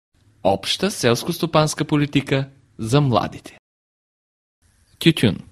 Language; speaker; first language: Bulgarian; native; Bulgarian